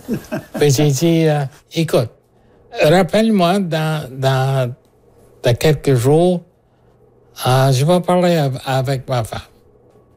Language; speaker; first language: French; non-native, local second language; English